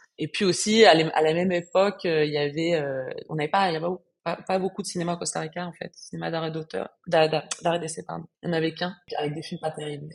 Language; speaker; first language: French; non-native, fluent; Spanish